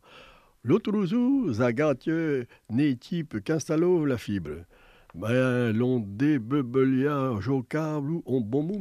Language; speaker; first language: French; native; French